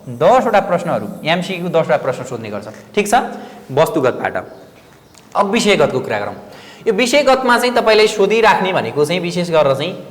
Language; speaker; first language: Nepali; native; Nepali